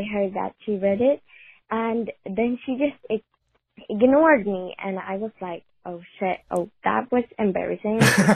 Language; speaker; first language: English; non-native, fluent; Swedish